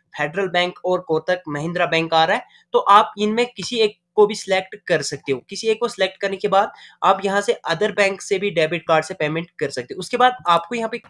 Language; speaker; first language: Hindi; native; Hindi